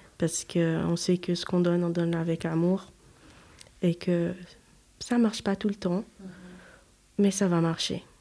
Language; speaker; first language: French; non-native, local second language; Haitian Creole